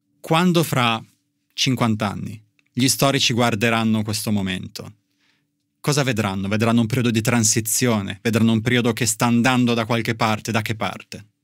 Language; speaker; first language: Italian; native; Italian